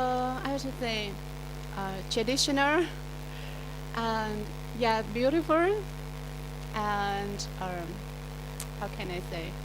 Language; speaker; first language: English; non-native, learner; Vietnamese